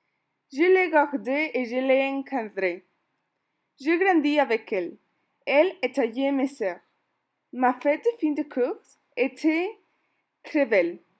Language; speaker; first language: French; non-native, learner; Spanish